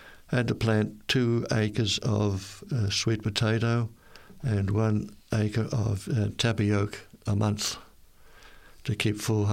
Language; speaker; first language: English; native; English